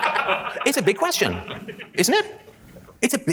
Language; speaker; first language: English; native; English